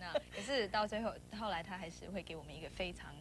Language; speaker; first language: Chinese; non-native, local second language; Cantonese